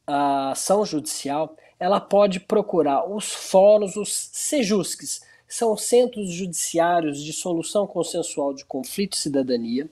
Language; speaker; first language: Portuguese; native; Portuguese